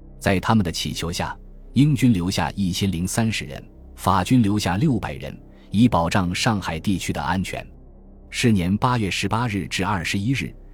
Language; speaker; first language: Chinese; native; Chinese